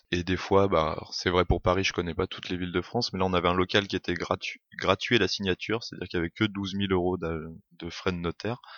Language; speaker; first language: French; native; French